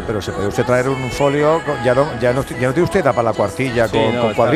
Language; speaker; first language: Spanish; native; Spanish